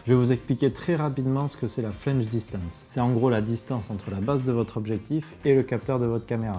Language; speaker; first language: French; native; French